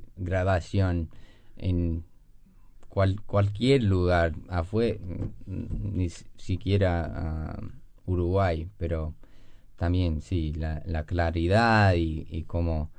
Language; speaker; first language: Spanish; non-native, fluent; English